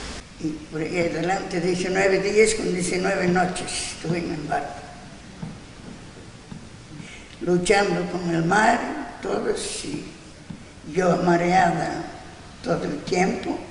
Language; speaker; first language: Spanish; non-native, local second language; Galician